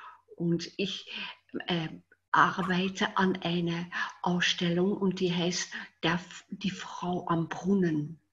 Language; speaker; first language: German; non-native, fluent; Dutch